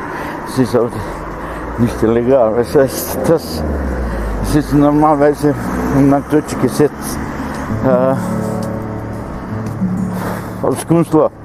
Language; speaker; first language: German; non-native, fluent; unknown